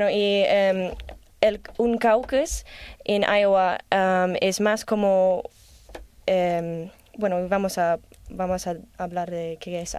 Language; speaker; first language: Spanish; non-native, learner; English